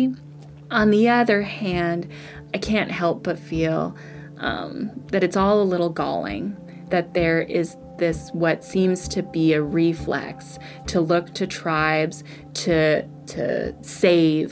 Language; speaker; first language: English; native; English